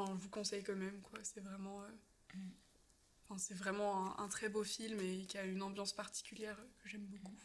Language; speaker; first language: French; native; French